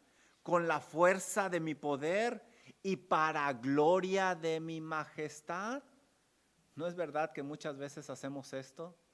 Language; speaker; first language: Spanish; native; Spanish